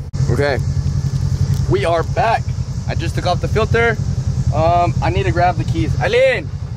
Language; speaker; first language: English; early bilingual, other home language; Spanish